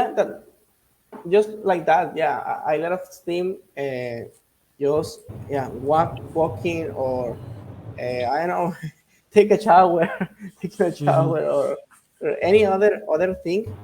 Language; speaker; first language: English; non-native, learner; Spanish